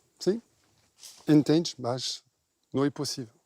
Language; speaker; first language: Portuguese; non-native, learner; French